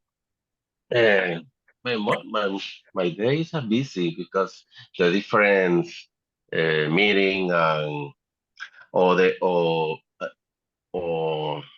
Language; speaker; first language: English; non-native, learner; Spanish